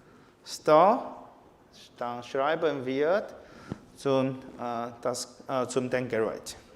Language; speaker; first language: German; non-native, fluent; Chinese